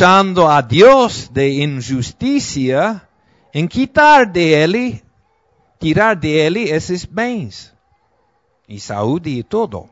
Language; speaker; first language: Portuguese; non-native, fluent; Spanish